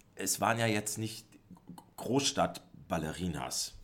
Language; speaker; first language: German; native; German